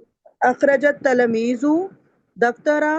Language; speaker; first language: Arabic; non-native, learner; Urdu